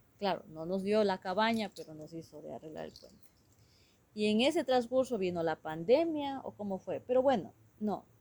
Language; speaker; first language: Spanish; non-native, local second language; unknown